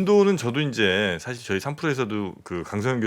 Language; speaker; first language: Korean; native; Korean